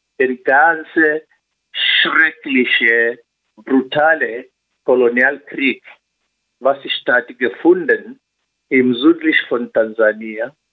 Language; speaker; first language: German; non-native, learner; Swahili